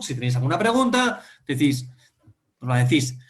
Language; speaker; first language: Spanish; native; Spanish